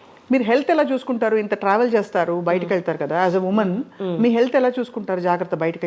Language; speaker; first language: Telugu; native; Telugu